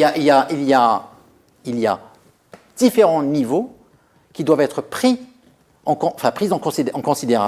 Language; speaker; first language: French; non-native, local second language; Arabic